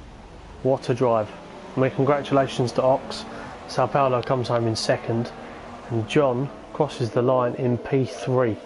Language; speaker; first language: English; native; English